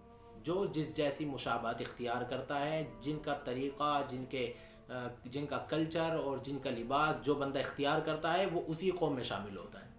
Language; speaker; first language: Urdu; native; Urdu